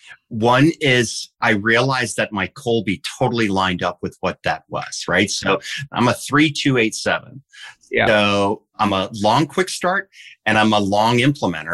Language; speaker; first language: English; early bilingual, heritage; English